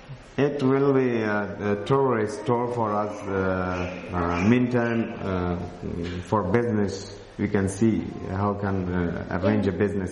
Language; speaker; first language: English; non-native, learner; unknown